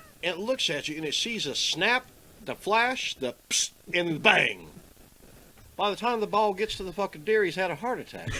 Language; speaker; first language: English; native; English